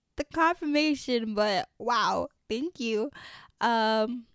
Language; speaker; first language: English; early bilingual, other home language; French